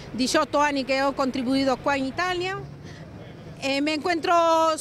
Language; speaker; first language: Italian; non-native, fluent; Spanish